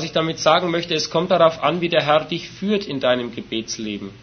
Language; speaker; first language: German; native; German